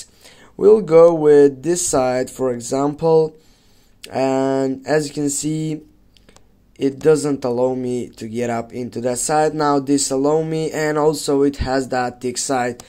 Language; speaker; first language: English; non-native, fluent; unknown